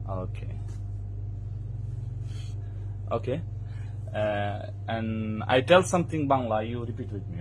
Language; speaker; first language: English; non-native, learner; Bangla